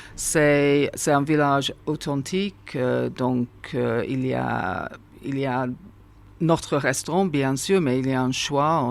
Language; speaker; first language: French; non-native, fluent; English